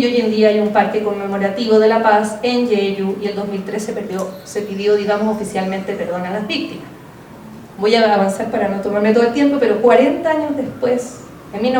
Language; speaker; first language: Spanish; native; Spanish